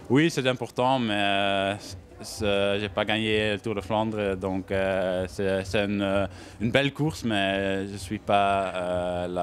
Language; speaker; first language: French; non-native, local second language; Dutch